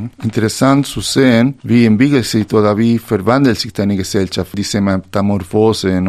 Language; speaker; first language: German; non-native, fluent; Spanish